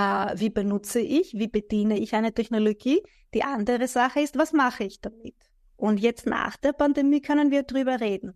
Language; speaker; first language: German; non-native, fluent; Greek